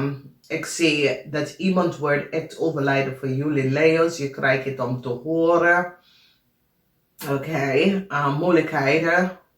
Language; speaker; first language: Dutch; non-native, learner; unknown